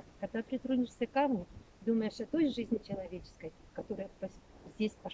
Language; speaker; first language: Russian; native; Russian